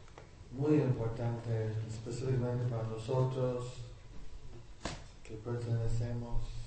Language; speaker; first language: Spanish; non-native, learner; English